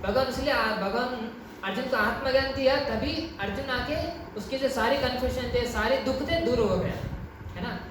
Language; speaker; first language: Hindi; non-native, local second language; Kannada